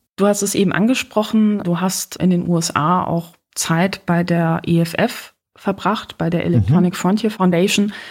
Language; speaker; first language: German; early bilingual, other home language; Polish